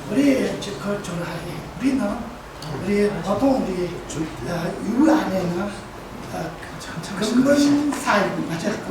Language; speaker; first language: Korean; non-native, learner; Tibetan